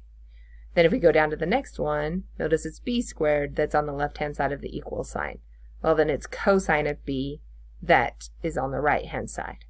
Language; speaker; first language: English; native; English